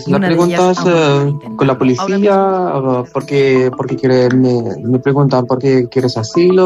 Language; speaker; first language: Spanish; non-native, learner; Arabic